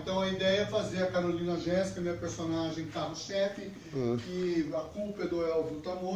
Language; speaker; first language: Portuguese; native; Portuguese